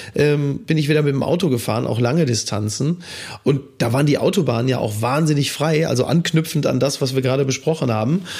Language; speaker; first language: German; native; German